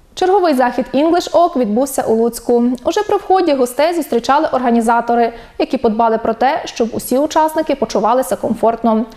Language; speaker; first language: Ukrainian; native; Ukrainian